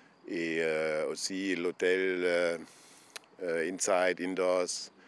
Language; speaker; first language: French; non-native, fluent; German